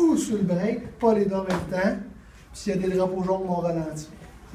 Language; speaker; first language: French; native; French